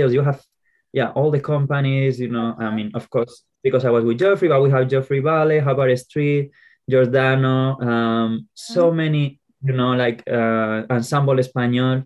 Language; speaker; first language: English; non-native, fluent; Spanish